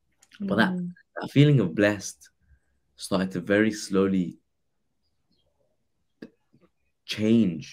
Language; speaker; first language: English; native; English